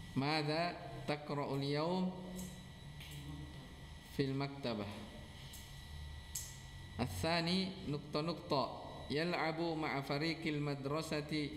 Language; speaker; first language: Arabic; non-native, fluent; Indonesian